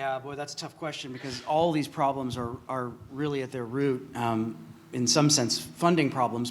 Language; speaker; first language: English; native; English